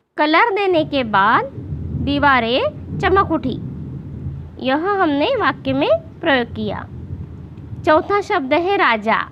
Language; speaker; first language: Hindi; non-native, local second language; Marathi